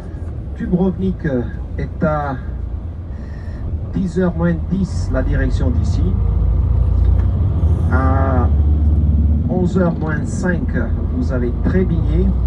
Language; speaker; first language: French; non-native, fluent; Serbian